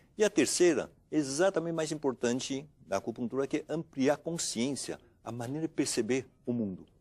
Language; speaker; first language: Portuguese; non-native, fluent; Chinese